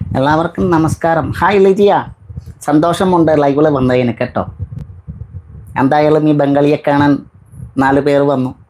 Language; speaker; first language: Malayalam; non-native, learner; Bangla